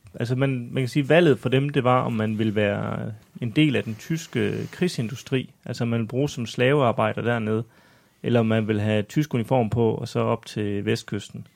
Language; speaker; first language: Danish; native; Danish